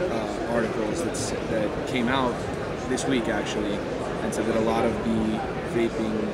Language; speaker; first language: English; native; English